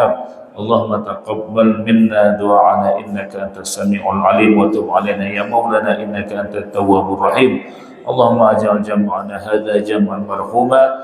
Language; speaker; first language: Arabic; non-native, fluent; Indonesian